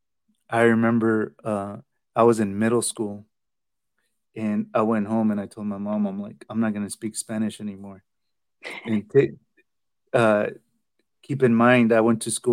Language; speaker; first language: English; early bilingual, other home language; Spanish